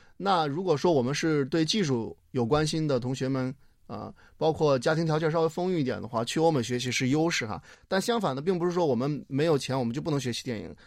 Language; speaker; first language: Chinese; native; Chinese